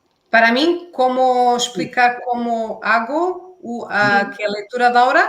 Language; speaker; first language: Spanish; non-native, learner; Portuguese